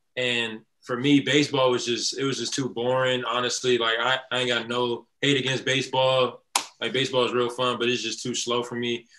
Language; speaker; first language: English; native; English